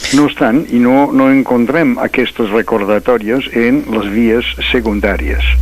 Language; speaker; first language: Catalan; non-native, local second language; Spanish